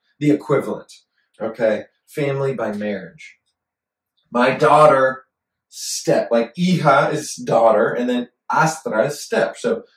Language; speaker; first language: English; native; English